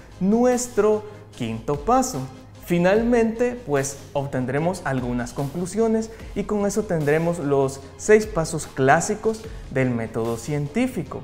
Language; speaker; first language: Spanish; native; Spanish